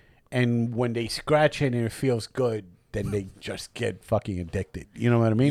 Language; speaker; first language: English; early bilingual, other home language; Spanish